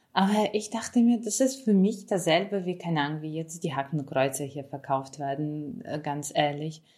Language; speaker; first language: German; non-native, fluent; Ukrainian